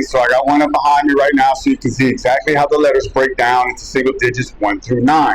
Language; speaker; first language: English; native; English